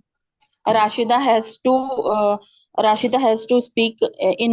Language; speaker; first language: English; non-native, learner; Hindi